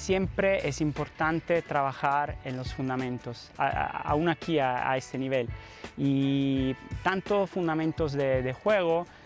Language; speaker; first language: Spanish; non-native, fluent; Italian